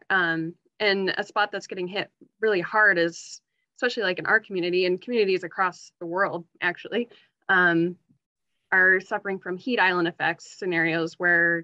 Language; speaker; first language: English; native; English